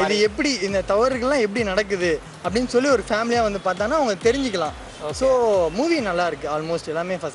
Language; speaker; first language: Tamil; native; Tamil